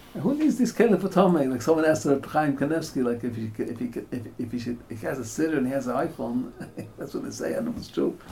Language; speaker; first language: English; native; English